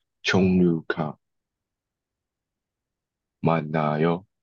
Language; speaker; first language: Korean; non-native, learner; Chinese